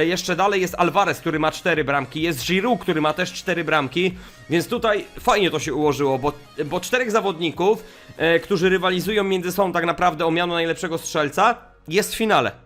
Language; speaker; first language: Polish; native; Polish